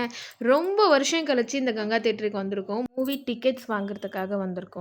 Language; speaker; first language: Tamil; native; Tamil